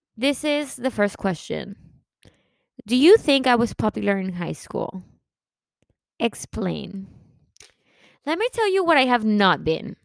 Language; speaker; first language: English; early bilingual, other home language; Spanish